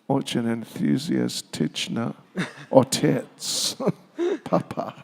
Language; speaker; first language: Russian; non-native, learner; English